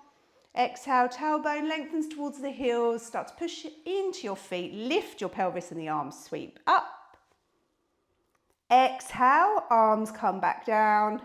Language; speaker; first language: English; native; English